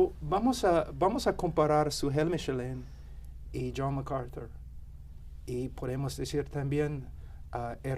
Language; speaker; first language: Spanish; non-native, fluent; English